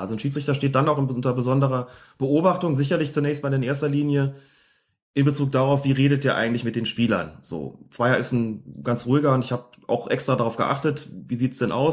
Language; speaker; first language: German; native; German